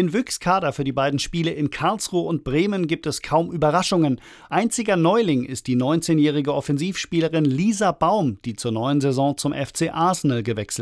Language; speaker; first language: German; native; German